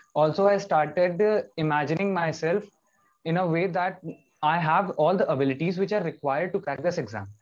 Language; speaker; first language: English; non-native, local second language; Hindi